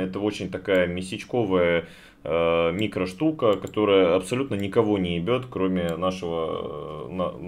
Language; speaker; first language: Russian; native; Russian